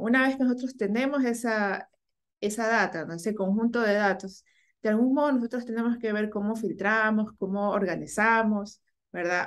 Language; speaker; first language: Spanish; native; Spanish